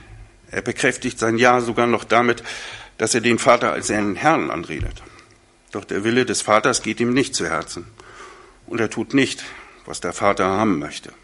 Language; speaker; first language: German; native; German